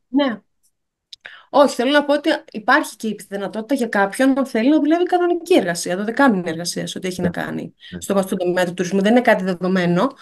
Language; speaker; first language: Greek; native; Greek